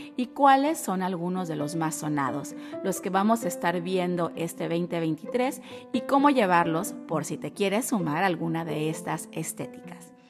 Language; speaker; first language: Spanish; native; Spanish